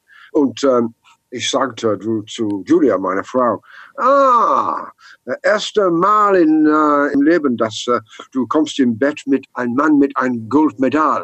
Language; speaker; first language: German; non-native, learner; English